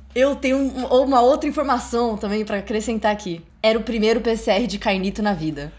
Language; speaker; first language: Portuguese; native; Portuguese